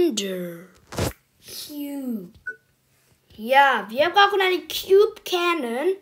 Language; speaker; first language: German; early bilingual, other home language; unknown